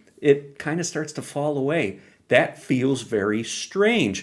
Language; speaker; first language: English; native; English